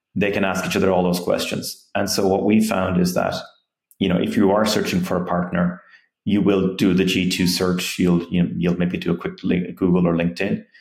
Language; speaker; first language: English; native; English